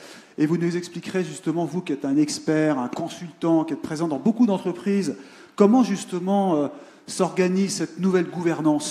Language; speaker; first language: French; native; French